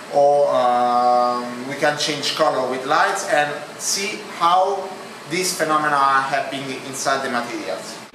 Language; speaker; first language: English; non-native, fluent; Italian